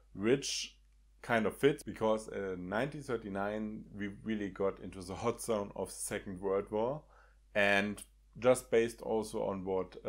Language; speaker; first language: English; non-native, fluent; German